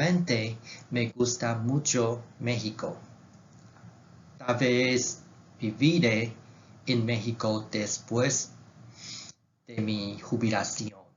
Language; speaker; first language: Spanish; non-native, learner; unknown